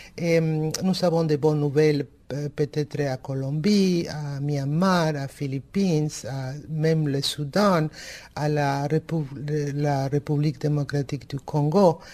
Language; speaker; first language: French; non-native, fluent; Spanish